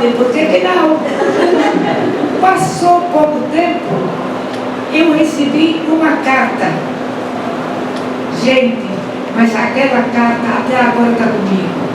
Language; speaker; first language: Portuguese; non-native, fluent; Arabic